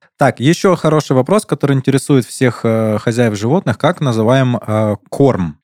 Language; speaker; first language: Russian; native; Russian